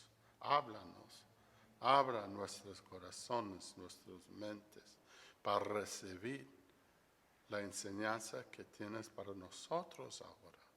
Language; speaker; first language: Spanish; non-native, fluent; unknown